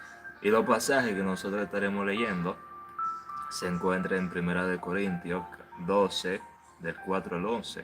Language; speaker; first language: Spanish; native; Spanish